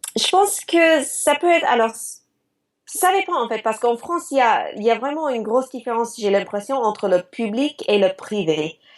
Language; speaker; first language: French; non-native, fluent; English